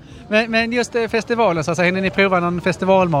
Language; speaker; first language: Swedish; native; Swedish